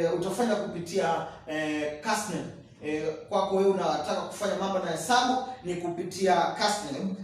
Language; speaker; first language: Swahili; non-native, local second language; Kamba